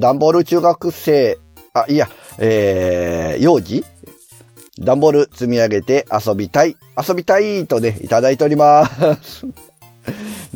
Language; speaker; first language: Japanese; native; Japanese